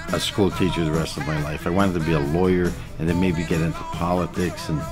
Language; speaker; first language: English; native; English